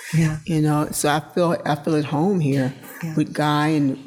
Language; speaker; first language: English; native; English